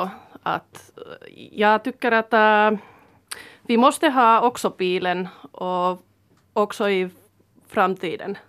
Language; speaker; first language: Swedish; non-native, fluent; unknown